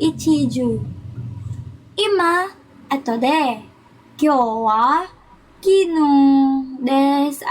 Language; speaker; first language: Japanese; non-native, learner; Filipino